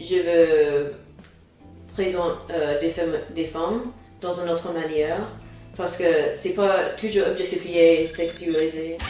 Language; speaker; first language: French; non-native, fluent; English